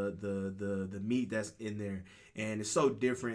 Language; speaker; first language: English; native; English